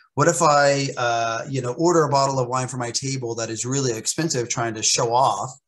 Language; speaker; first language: English; native; English